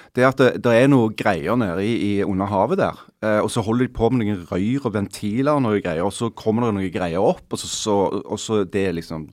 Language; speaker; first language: Norwegian; native; Norwegian